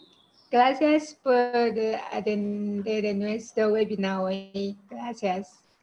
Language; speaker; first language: Spanish; non-native, learner; Chinese